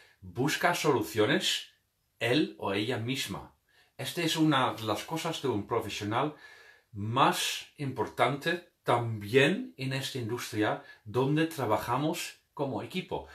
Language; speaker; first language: Spanish; non-native, fluent; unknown